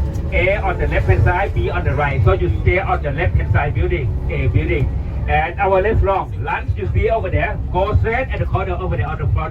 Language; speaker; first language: English; non-native, fluent; Thai